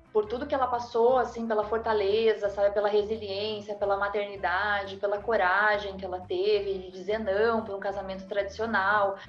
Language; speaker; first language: Portuguese; native; Portuguese